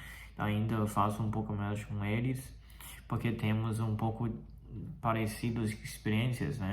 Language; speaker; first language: Portuguese; non-native, fluent; Chinese